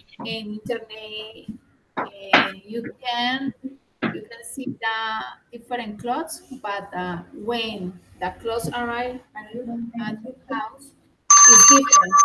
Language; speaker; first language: English; non-native, learner; Spanish